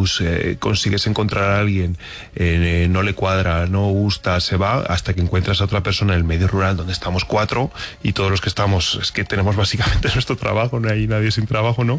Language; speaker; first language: Spanish; native; Spanish